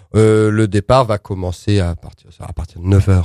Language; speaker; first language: French; native; French